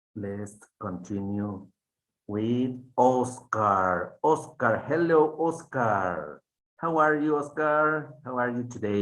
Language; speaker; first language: English; non-native, fluent; Spanish